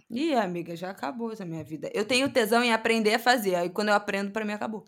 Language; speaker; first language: Portuguese; native; Portuguese